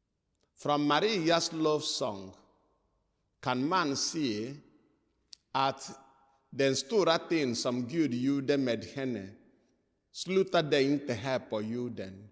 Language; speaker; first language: Swedish; non-native, fluent; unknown